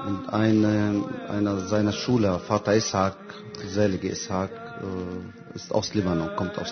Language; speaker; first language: German; non-native, fluent; Arabic